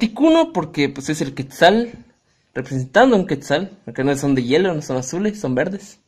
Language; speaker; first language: Spanish; native; Spanish